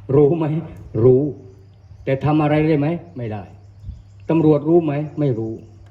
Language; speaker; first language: Thai; non-native, local second language; Northern Khmer